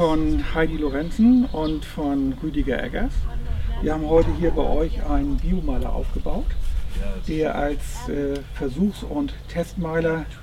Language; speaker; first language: German; native; German